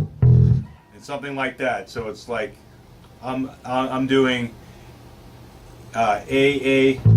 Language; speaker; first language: English; native; English